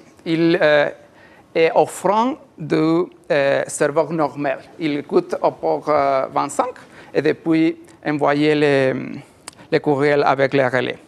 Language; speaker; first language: French; non-native, learner; Spanish